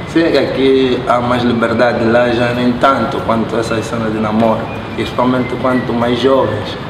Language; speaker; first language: Portuguese; native; Portuguese